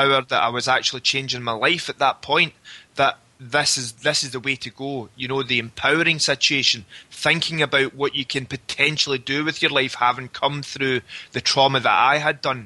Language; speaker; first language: English; native; English